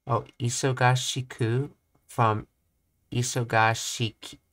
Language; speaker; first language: Japanese; non-native, learner; English